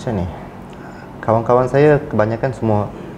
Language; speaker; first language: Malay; non-native, local second language; Tamil